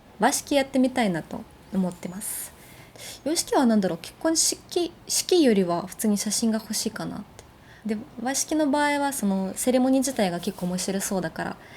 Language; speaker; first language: Japanese; non-native, fluent; Ukrainian